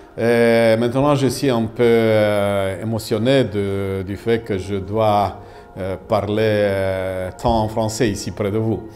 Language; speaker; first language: French; non-native, fluent; Romanian